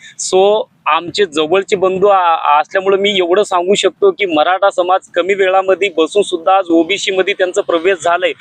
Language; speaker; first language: Marathi; non-native, local second language; Lambadi